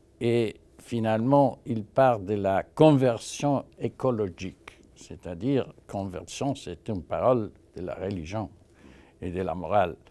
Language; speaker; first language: French; non-native, fluent; Spanish